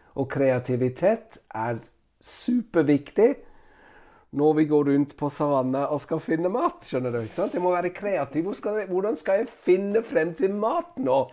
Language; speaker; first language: Norwegian; non-native, fluent; Italian